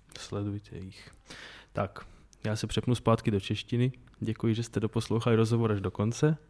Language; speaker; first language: Czech; non-native, fluent; Slovak